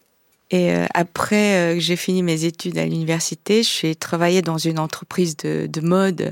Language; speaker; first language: French; non-native, fluent; Korean